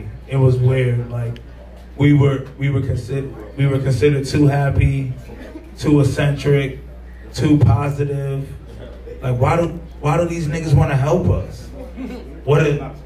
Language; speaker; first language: English; native; English